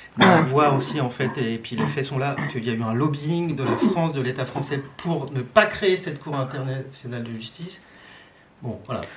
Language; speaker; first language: French; native; French